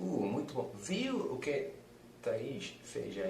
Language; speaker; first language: Portuguese; non-native, fluent; English